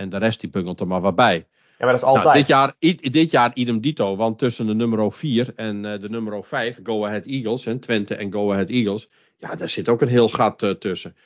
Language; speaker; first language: Dutch; native; Dutch